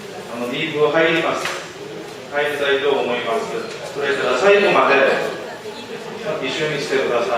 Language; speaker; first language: Japanese; non-native, learner; Korean